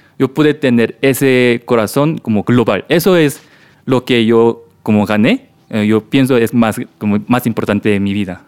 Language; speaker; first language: Spanish; non-native, learner; Korean